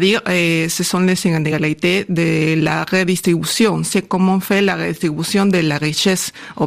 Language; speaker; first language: French; non-native, learner; Spanish